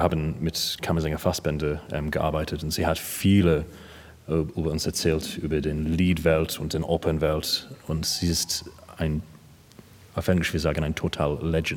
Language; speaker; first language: German; non-native, learner; English